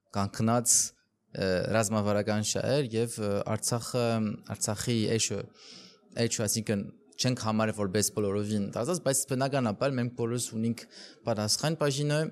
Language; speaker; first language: Armenian; early bilingual, heritage; Armenian